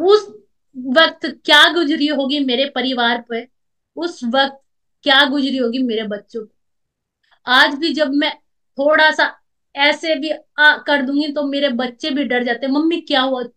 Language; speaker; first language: Hindi; native; Hindi